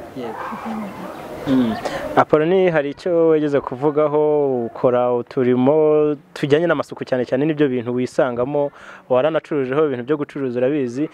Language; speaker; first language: Kinyarwanda; native; Kinyarwanda